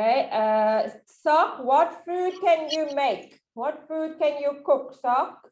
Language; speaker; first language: English; non-native, fluent; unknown